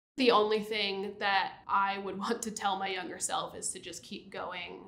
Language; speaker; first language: English; native; English